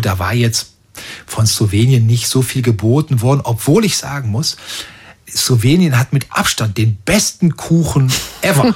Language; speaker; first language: German; native; German